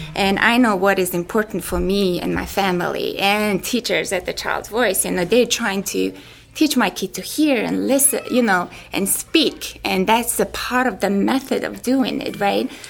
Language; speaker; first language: English; non-native, fluent; Mongolian